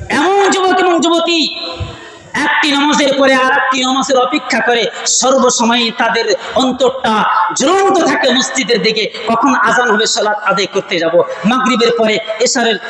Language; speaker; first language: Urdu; non-native, local second language; Bangla